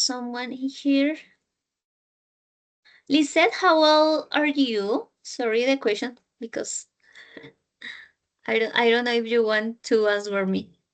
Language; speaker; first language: English; non-native, learner; Spanish